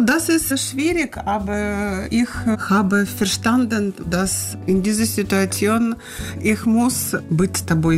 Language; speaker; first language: German; non-native, learner; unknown